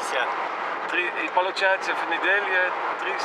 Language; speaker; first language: Russian; non-native, fluent; Dutch